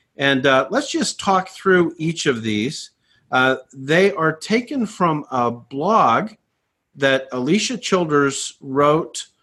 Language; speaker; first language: English; native; English